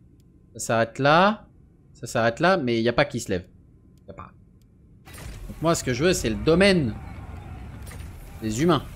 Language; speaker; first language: French; native; French